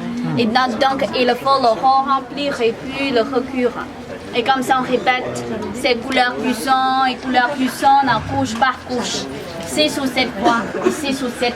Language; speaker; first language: French; non-native, fluent; Chinese